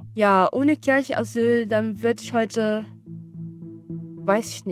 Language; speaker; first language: German; non-native, learner; Arabic